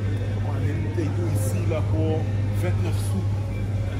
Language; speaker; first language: French; native; French